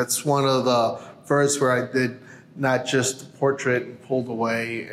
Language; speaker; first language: English; early bilingual, other home language; Spanish